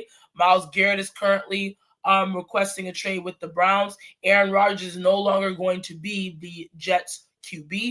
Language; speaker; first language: English; native; English